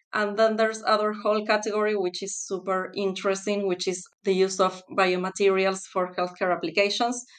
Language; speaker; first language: English; non-native, fluent; Spanish